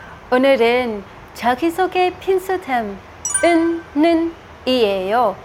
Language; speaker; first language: Korean; non-native, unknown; Vietnamese